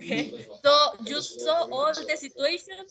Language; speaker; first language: English; non-native, fluent; Spanish